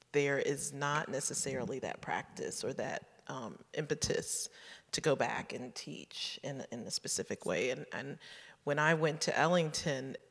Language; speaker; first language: English; native; English